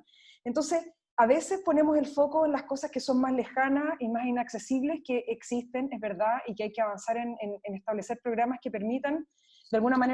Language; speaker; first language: Spanish; native; Spanish